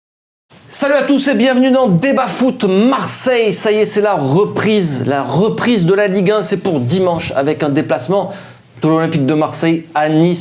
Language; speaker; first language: French; native; French